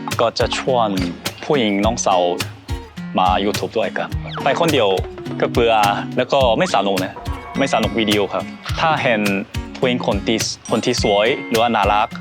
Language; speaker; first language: Thai; non-native, learner; Korean